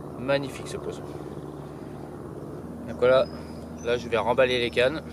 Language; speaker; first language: French; native; French